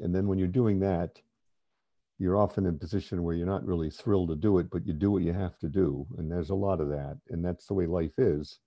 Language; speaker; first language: English; native; English